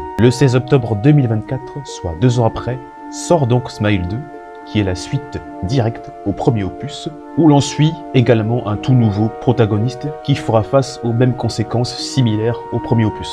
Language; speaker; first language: French; native; French